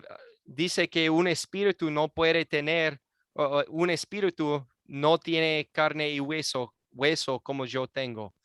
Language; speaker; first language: Spanish; non-native, fluent; English